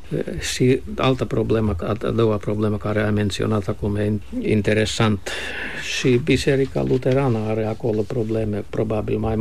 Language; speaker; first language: Romanian; non-native, fluent; Finnish